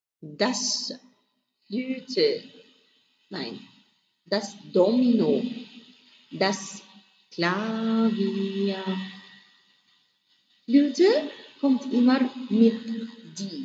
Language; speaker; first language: German; non-native, fluent; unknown